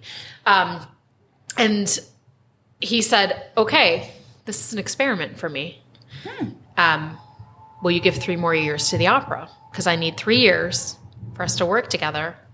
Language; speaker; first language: English; native; English